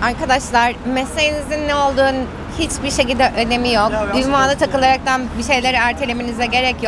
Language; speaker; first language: Turkish; native; Turkish